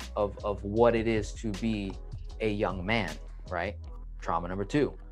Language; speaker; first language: English; native; English